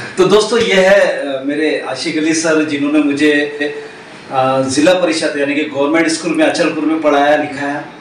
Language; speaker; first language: Hindi; non-native, local second language; Urdu